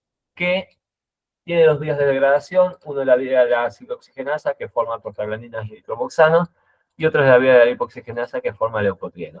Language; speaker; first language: Spanish; native; Spanish